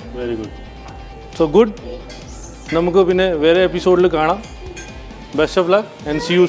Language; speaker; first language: Malayalam; non-native, learner; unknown